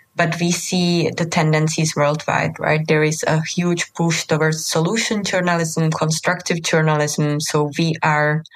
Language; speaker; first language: English; non-native, fluent; Czech